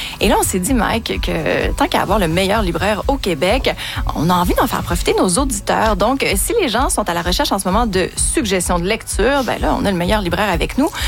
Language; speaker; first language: French; native; French